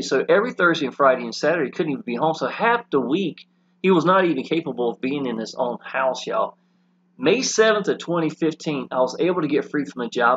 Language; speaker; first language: English; native; English